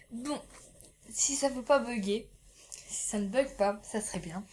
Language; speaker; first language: French; native; French